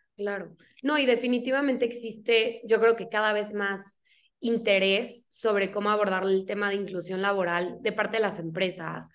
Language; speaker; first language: Spanish; native; Spanish